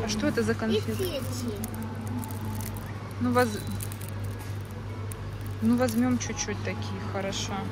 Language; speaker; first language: Russian; native; Russian